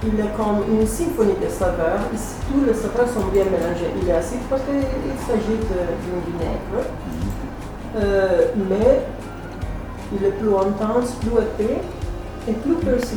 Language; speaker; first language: French; non-native, fluent; Italian